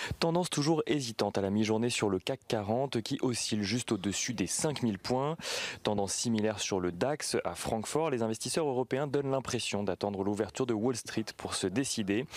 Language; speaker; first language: French; native; French